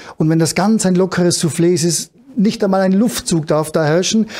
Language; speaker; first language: German; native; German